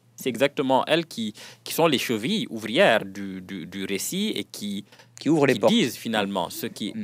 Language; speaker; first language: French; non-native, local second language; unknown